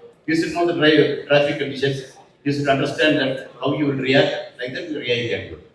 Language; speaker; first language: English; non-native, local second language; Tamil